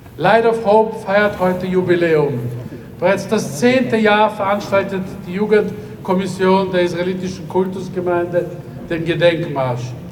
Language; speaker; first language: German; native; German